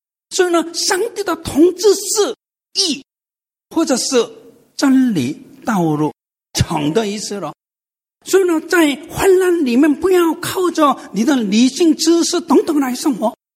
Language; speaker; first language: Chinese; non-native, fluent; Korean